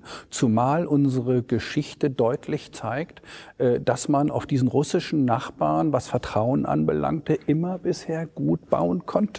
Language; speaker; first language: German; native; German